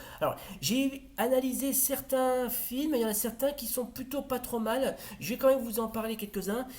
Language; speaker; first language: French; native; French